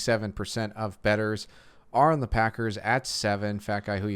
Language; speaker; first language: English; native; English